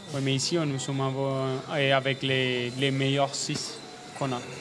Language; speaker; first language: French; non-native, learner; Spanish